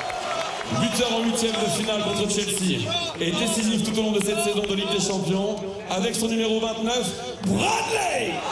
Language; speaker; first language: French; native; French